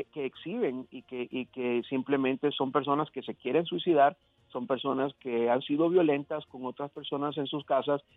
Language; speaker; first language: Spanish; early bilingual, heritage; Spanish